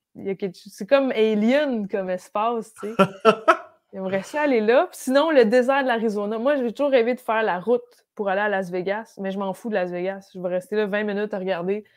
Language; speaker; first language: French; native; French